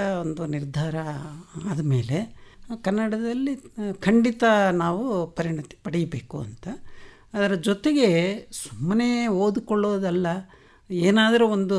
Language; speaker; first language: Kannada; non-native, local second language; Telugu